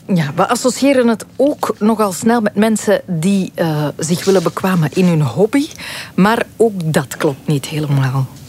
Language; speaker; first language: Dutch; native; Dutch